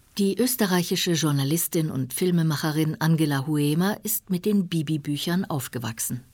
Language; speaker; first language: German; native; German